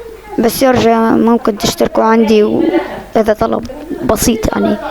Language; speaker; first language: Arabic; native; Arabic